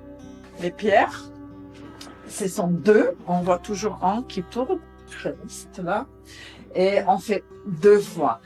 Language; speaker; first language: French; non-native, fluent; German